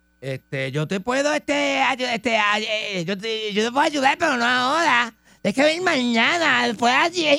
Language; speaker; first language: Spanish; native; Spanish